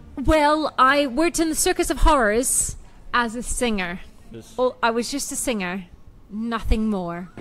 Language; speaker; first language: English; native; English